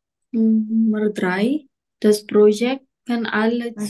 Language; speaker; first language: German; non-native, learner; Indonesian